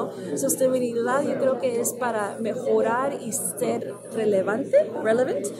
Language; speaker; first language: Spanish; early bilingual, heritage; Spanish